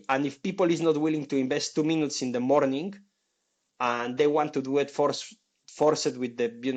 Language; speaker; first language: English; non-native, fluent; Spanish